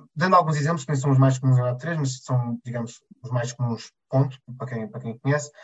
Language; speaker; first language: Portuguese; native; Portuguese